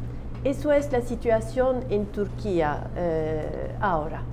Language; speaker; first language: Spanish; non-native, learner; Turkish